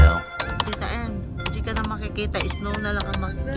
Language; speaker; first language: Filipino; native; Filipino